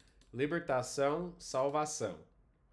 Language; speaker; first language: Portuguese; non-native, fluent; English